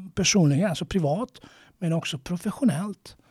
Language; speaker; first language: Swedish; non-native, fluent; Croatian